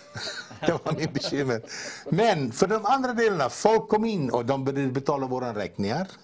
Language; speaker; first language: Swedish; non-native, fluent; Dutch